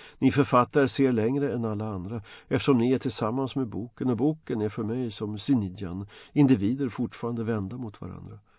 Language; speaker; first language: Swedish; non-native, fluent; Bosnian